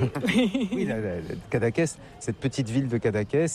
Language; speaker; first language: French; native; French